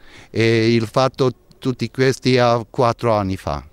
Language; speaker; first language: Italian; non-native, learner; Hungarian